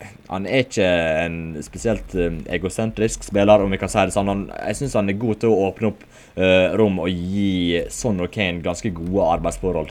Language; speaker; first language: Norwegian; native; Norwegian